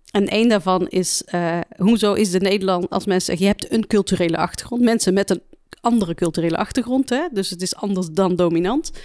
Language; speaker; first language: Dutch; early bilingual, other home language; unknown